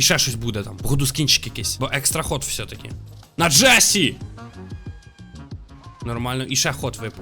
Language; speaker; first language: Ukrainian; non-native, local second language; Russian